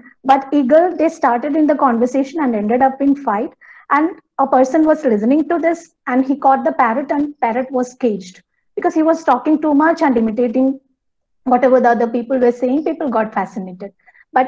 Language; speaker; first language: English; non-native, local second language; Malayalam